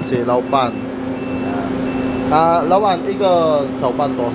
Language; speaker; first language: Chinese; non-native, learner; Filipino